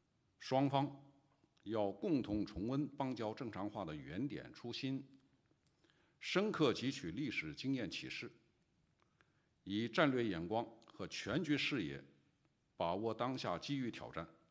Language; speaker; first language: Chinese; native; Chinese